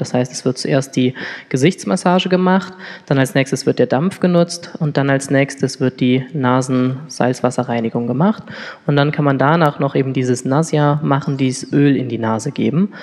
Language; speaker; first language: German; native; German